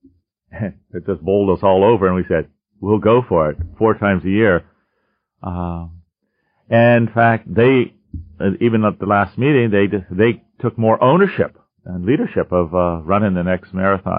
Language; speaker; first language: English; native; English